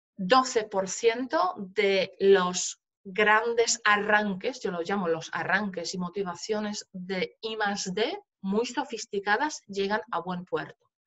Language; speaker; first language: Spanish; non-native, fluent; Polish